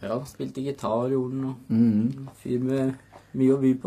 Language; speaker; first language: Norwegian; native; Norwegian